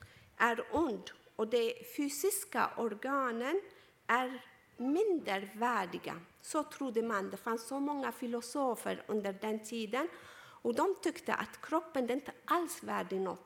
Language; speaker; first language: Swedish; non-native, fluent; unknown